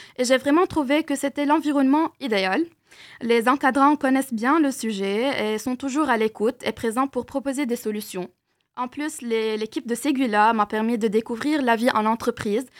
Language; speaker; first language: French; non-native, local second language; Arabic